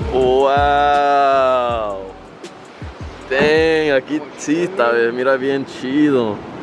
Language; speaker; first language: Spanish; early bilingual, heritage; Spanish